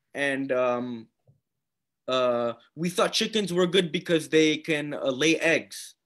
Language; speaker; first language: English; native; English